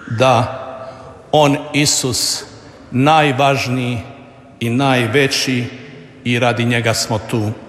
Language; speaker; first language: Croatian; native; Croatian